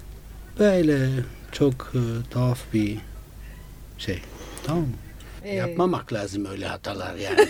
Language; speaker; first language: Turkish; non-native, fluent; Italian